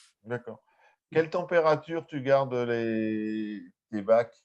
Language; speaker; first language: French; native; French